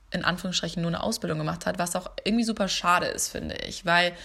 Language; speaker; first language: German; native; German